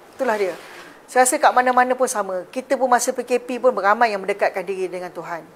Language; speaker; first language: Malay; native; Malay